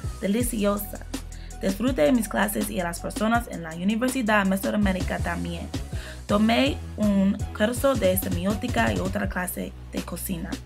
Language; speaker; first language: Spanish; non-native, learner; English